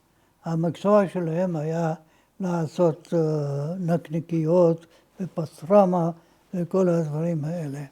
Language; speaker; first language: Hebrew; non-native, fluent; Ladino